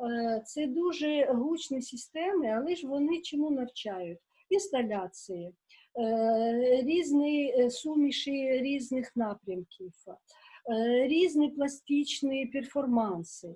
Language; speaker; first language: Ukrainian; non-native, local second language; Russian